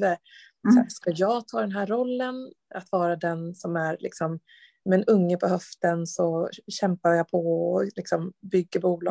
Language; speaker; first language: Swedish; native; Swedish